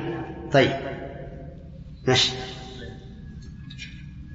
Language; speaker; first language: Arabic; native; Arabic